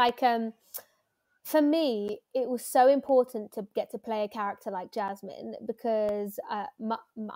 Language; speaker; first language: English; native; English